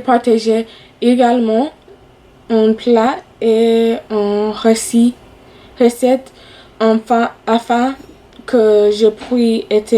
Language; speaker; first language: French; non-native, fluent; English